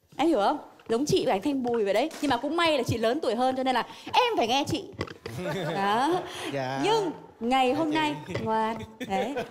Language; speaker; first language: Vietnamese; native; Vietnamese